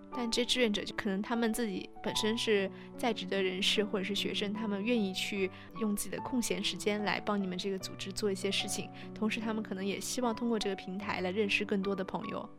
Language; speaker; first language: Chinese; native; Chinese